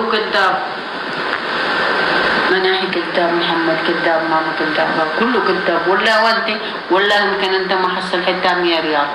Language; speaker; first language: Arabic; non-native, learner; Amharic